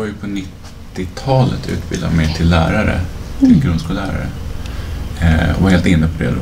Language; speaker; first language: Swedish; native; Swedish